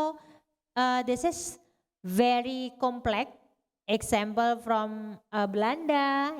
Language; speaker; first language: English; non-native, learner; Indonesian